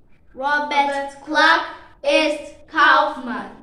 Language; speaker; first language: German; non-native, learner; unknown